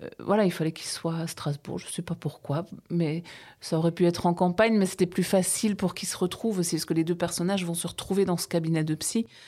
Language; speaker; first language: French; native; French